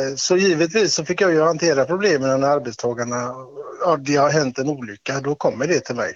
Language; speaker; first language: Swedish; native; Swedish